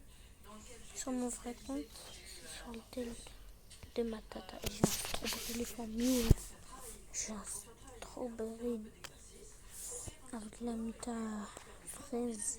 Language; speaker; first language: French; native; French